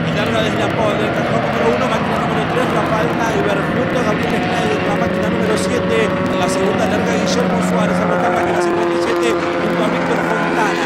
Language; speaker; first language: Spanish; native; Spanish